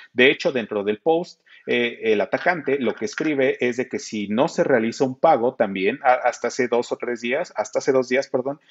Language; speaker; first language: Spanish; native; Spanish